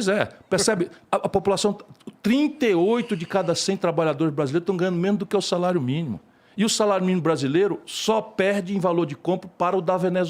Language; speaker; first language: Portuguese; native; Portuguese